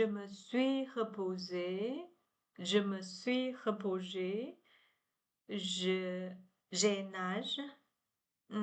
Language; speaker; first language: French; non-native, learner; Chinese